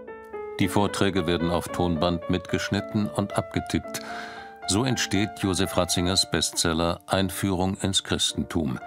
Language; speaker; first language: German; native; German